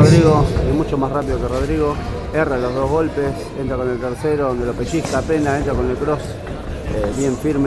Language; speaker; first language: Spanish; native; Spanish